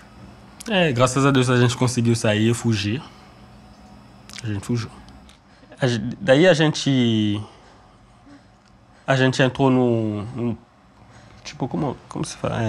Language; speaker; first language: Portuguese; non-native, fluent; French